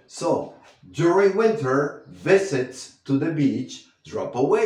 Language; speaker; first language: English; non-native, fluent; Spanish